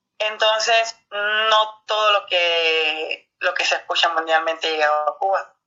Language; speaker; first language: Spanish; native; Spanish